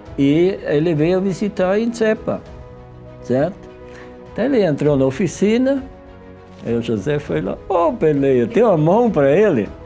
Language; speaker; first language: Portuguese; non-native, fluent; Swiss German